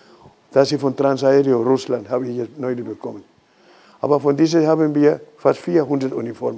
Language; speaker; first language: German; non-native, fluent; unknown